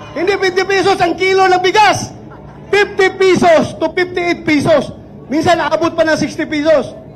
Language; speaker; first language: Filipino; non-native, local second language; Cebuano